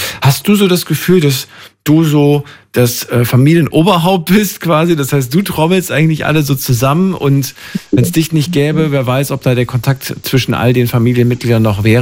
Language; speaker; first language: German; native; German